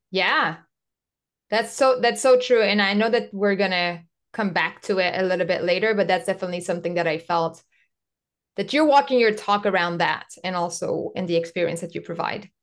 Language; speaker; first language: English; non-native, local second language; French